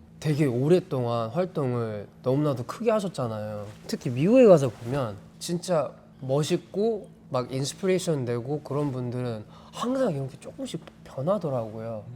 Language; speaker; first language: Korean; early bilingual, heritage; Korean